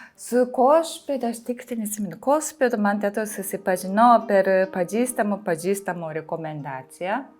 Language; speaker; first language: Lithuanian; non-native, fluent; Japanese